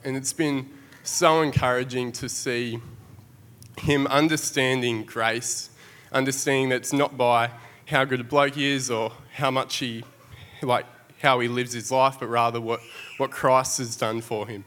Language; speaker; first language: English; native; English